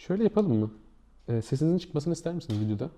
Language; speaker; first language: Turkish; native; Turkish